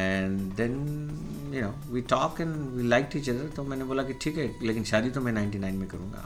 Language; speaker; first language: English; non-native, local second language; Marathi